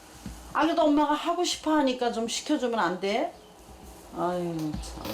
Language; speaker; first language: Korean; native; Korean